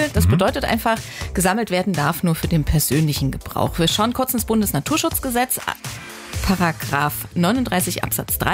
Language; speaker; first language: German; native; German